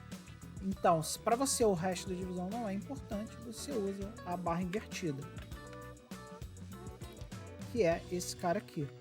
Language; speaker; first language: Portuguese; native; Portuguese